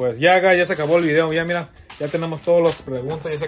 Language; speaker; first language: Spanish; early bilingual, heritage; Spanish